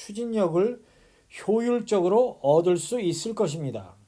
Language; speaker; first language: Korean; native; Korean